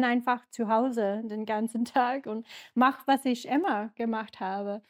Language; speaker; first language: German; non-native, fluent; English